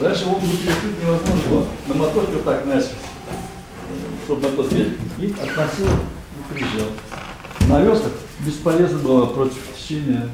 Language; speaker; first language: Russian; native; Russian